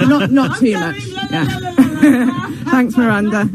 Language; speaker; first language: English; native; English